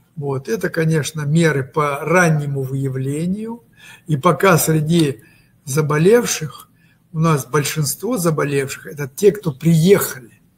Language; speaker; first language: Russian; native; Russian